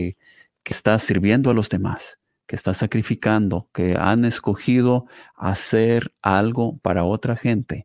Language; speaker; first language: Spanish; non-native, fluent; English